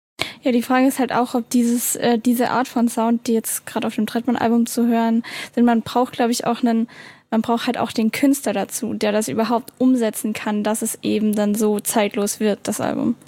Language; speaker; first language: German; native; German